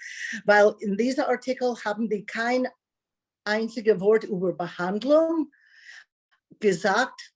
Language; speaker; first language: German; non-native, learner; English